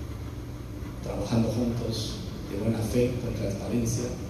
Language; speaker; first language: Spanish; non-native, fluent; Chinese